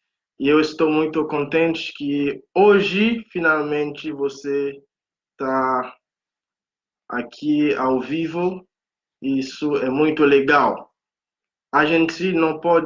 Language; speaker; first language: Portuguese; non-native, fluent; Haitian Creole